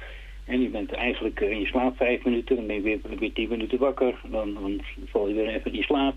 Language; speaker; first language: Dutch; native; Dutch